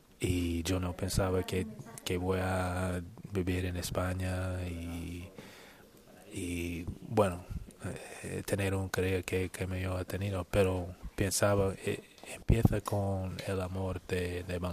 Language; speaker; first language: Spanish; non-native, learner; English